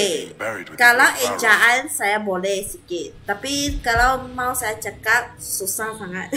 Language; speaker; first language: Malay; non-native, local second language; Cantonese